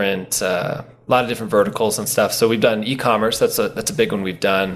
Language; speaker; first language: English; native; English